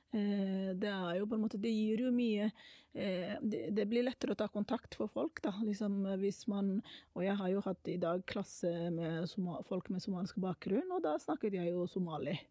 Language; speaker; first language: Norwegian; non-native, fluent; Somali